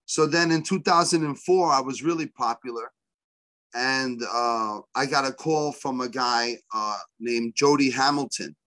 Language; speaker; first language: English; native; English